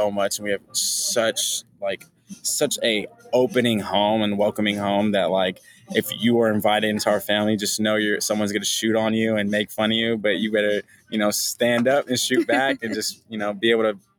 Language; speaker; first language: English; native; English